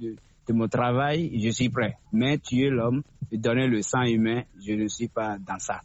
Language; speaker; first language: French; non-native, local second language; Fon